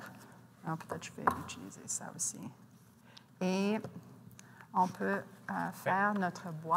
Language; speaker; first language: French; non-native, local second language; English